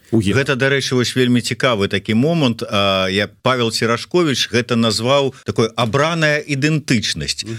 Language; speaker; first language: Belarusian; native; Belarusian